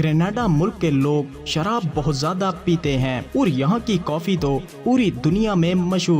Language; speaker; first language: Urdu; native; Urdu